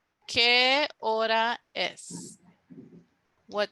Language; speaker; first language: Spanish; non-native, fluent; English